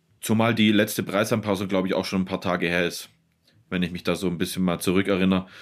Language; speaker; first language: German; native; German